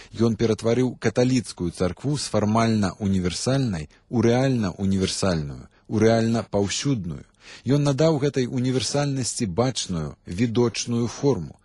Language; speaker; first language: Belarusian; native; Belarusian